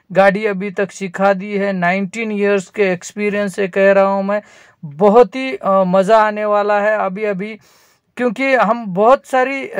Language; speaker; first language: Hindi; non-native, local second language; Marathi